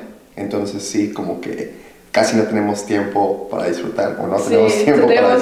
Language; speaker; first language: Spanish; native; Spanish